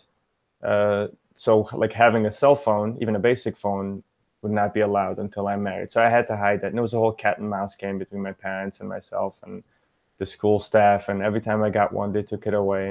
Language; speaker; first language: English; early bilingual, other home language; Yiddish